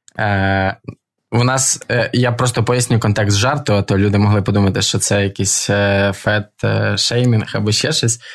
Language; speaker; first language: Ukrainian; non-native, local second language; Russian